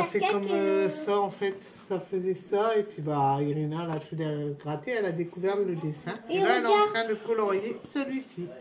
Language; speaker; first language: French; native; French